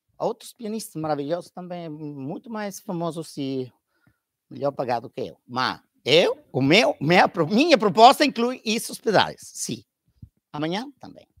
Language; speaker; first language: Portuguese; non-native, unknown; Italian